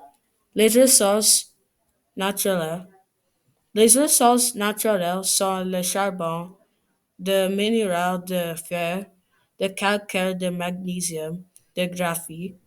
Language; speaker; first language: French; non-native, learner; English